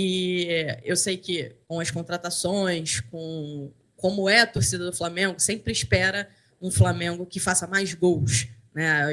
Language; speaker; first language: Portuguese; native; Portuguese